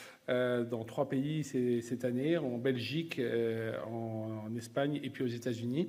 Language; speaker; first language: French; native; French